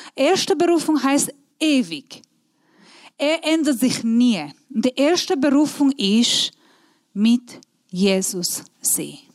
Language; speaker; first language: German; non-native, fluent; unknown